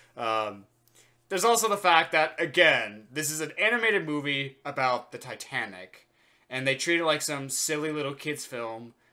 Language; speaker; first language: English; native; English